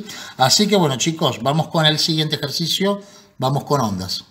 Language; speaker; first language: Spanish; native; Spanish